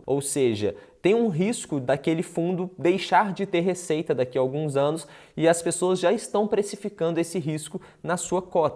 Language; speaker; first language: Portuguese; native; Portuguese